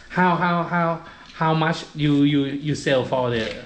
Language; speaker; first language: English; non-native, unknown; Thai